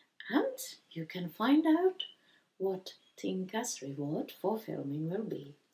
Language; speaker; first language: English; non-native, fluent; Czech